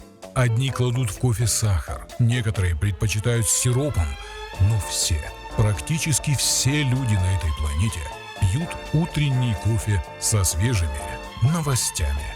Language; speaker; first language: Russian; native; Russian